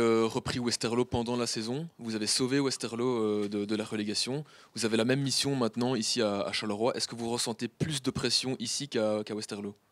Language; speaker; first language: French; native; French